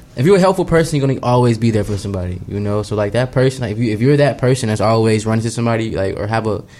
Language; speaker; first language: English; native; English